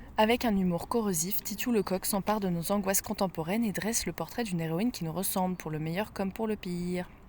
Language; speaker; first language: French; native; French